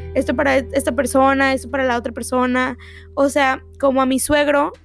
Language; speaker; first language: Spanish; early bilingual, heritage; Spanish